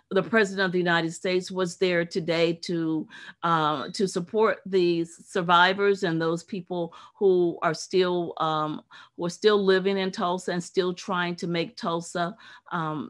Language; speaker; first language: English; native; English